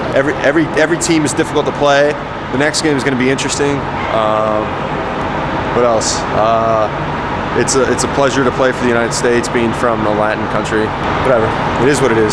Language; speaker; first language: English; early bilingual, other home language; Spanish